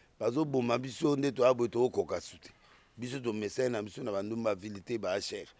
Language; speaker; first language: Lingala; native; Lingala